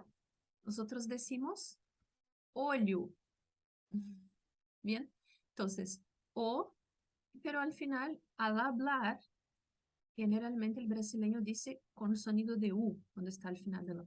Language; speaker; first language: Spanish; non-native, fluent; Portuguese